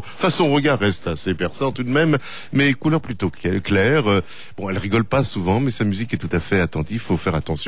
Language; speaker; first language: French; native; French